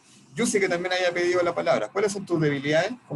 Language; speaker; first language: Spanish; native; Spanish